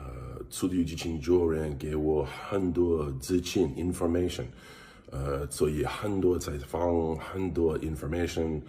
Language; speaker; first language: Chinese; non-native, learner; English